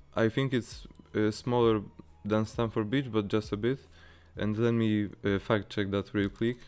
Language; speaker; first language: English; non-native, fluent; Polish